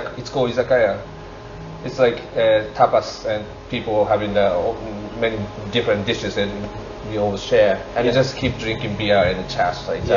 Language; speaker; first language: English; non-native, learner; Japanese